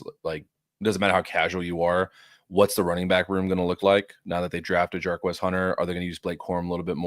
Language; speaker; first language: English; native; English